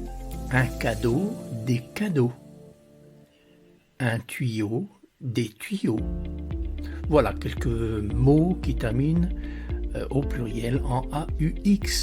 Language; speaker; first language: French; non-native, fluent; Italian